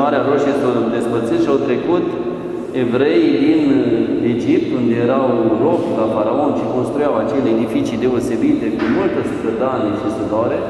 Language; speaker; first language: Romanian; native; Romanian